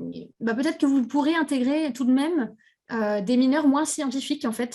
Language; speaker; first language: French; native; French